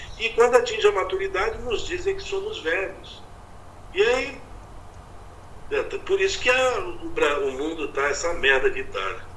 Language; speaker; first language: Portuguese; native; Portuguese